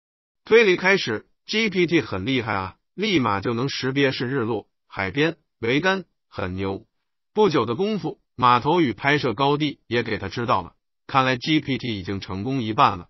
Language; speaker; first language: Chinese; native; Chinese